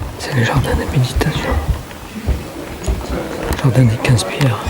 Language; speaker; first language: French; native; French